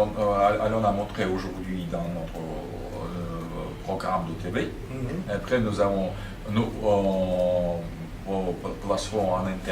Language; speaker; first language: French; non-native, fluent; Russian